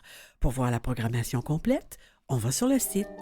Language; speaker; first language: French; native; French